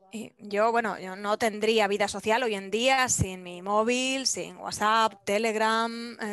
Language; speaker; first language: Spanish; non-native, fluent; Polish